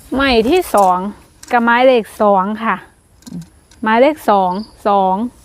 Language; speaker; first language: Thai; native; Thai